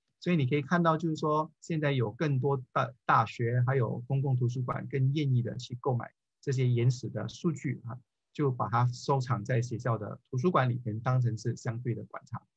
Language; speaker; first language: Chinese; native; Chinese